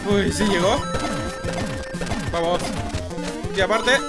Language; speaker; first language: Spanish; native; Spanish